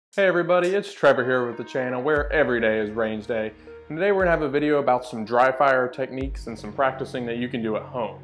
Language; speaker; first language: English; native; English